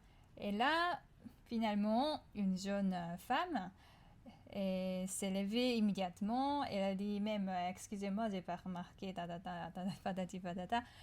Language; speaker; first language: French; non-native, fluent; Japanese